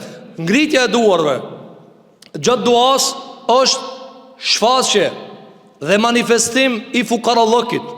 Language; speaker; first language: Albanian; native; Albanian